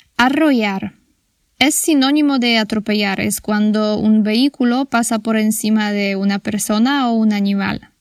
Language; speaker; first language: Spanish; non-native, fluent; Polish